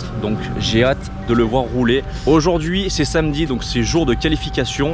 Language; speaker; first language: French; native; French